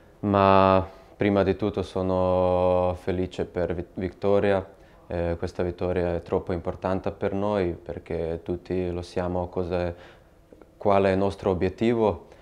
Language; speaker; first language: Italian; non-native, fluent; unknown